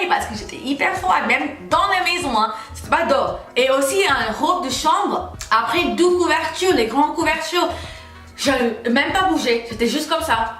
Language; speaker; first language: French; non-native, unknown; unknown